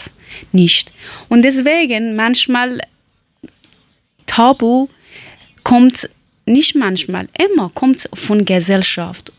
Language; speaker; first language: German; non-native, learner; Persian